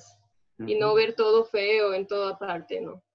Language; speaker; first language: Spanish; early bilingual, other home language; Portuguese